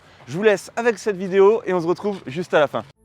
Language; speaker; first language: French; native; French